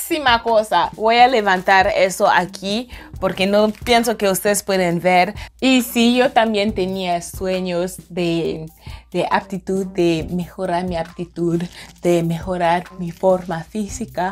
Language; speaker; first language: Spanish; non-native, fluent; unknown